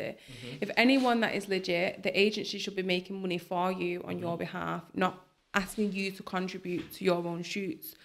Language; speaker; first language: English; native; English